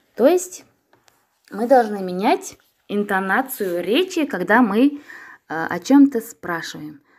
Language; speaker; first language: Russian; non-native, local second language; Kazakh